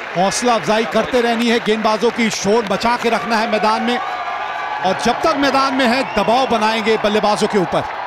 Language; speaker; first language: Hindi; native; Hindi